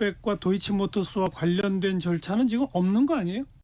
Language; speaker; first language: Korean; native; Korean